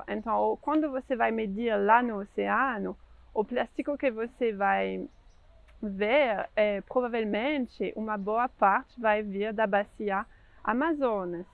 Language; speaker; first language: Portuguese; non-native, fluent; French